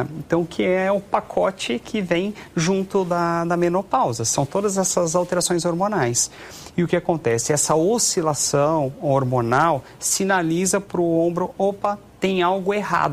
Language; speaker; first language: Portuguese; native; Portuguese